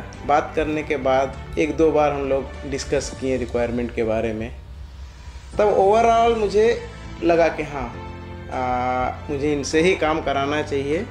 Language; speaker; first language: Hindi; non-native, local second language; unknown